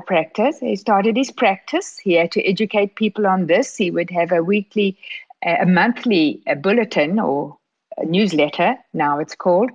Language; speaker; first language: English; native; English